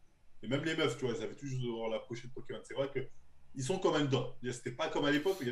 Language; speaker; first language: French; native; French